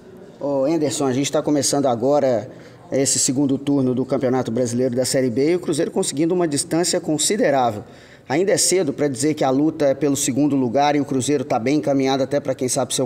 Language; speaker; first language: Portuguese; native; Portuguese